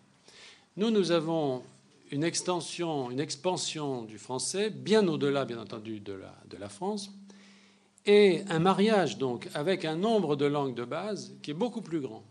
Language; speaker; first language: French; native; French